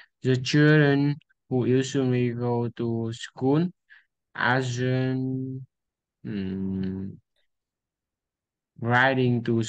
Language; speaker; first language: English; non-native, learner; Vietnamese